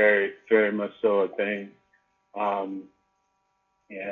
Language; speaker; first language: English; native; English